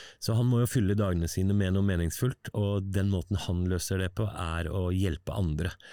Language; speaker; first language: Norwegian; native; Norwegian